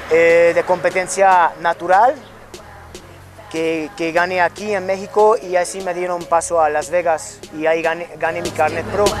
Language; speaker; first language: Spanish; non-native, fluent; Hungarian